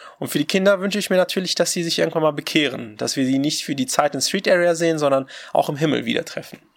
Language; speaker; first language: German; early bilingual, other home language; Russian